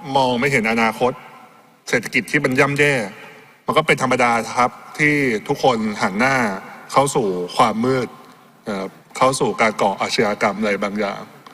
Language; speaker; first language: Thai; native; Thai